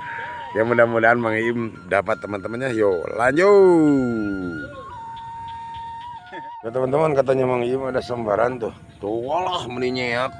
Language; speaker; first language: Indonesian; non-native, local second language; Sundanese